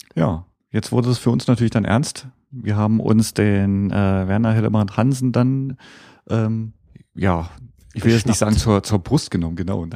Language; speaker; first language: German; native; German